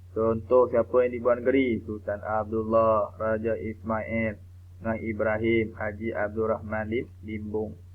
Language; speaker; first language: Malay; native; Malay